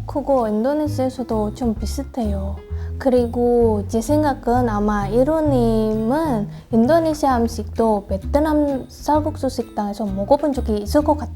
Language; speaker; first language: Korean; non-native, learner; Indonesian